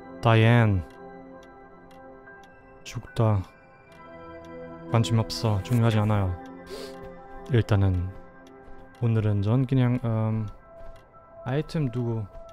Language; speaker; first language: Korean; non-native, fluent; German